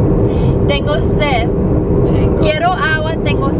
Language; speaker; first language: Spanish; early bilingual, heritage; Spanish